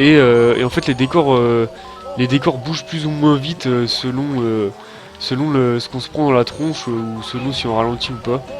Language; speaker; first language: French; native; French